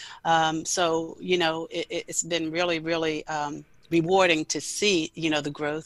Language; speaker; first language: English; native; English